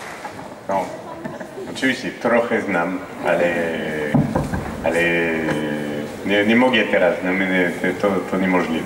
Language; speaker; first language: Polish; non-native, fluent; French